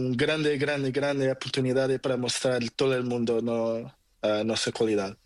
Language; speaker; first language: Spanish; non-native, learner; Portuguese